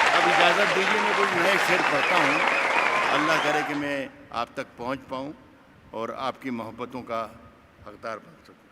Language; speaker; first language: Urdu; native; Urdu